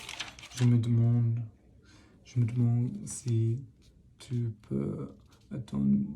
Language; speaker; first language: French; non-native, learner; English